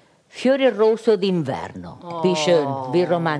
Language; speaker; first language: German; non-native, fluent; Italian